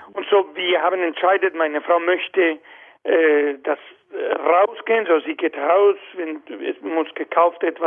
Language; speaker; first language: German; non-native, learner; Spanish